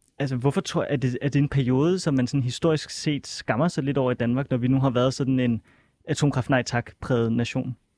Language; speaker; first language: Danish; native; Danish